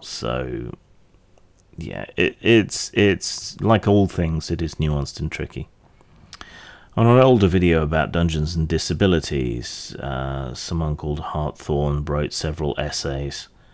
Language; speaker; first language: English; native; English